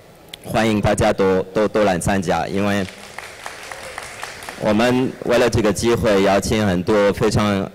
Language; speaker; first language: Chinese; non-native, fluent; French